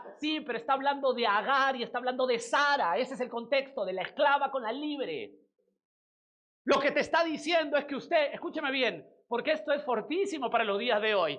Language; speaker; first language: Spanish; native; Spanish